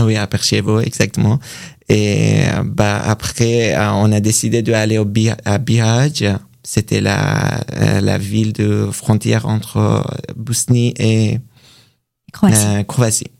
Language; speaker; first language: French; non-native, learner; Persian